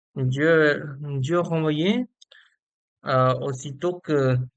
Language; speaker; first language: French; non-native, learner; Chinese